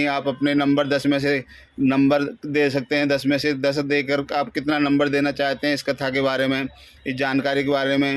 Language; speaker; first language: Hindi; native; Hindi